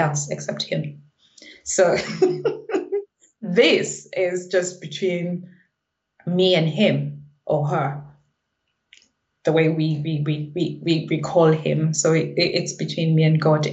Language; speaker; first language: English; non-native, local second language; Zulu